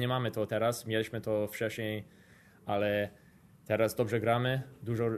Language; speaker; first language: Polish; non-native, learner; English